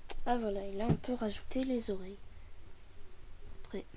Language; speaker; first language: French; native; French